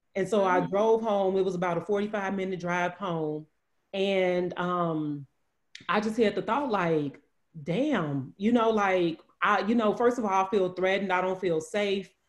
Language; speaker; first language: English; native; English